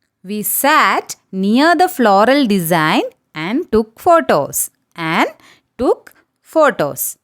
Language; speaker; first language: English; non-native, local second language; Malayalam